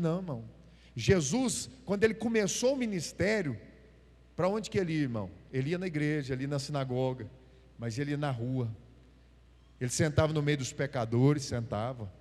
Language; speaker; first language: Portuguese; native; Portuguese